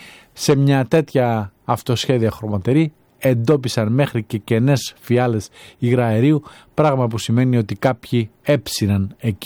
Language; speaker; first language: Greek; native; Greek